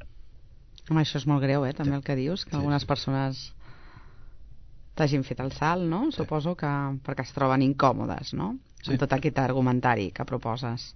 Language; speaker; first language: Catalan; native; Catalan